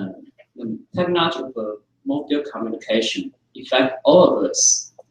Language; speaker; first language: English; non-native, fluent; Chinese